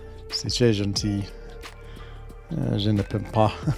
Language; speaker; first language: French; non-native, learner; English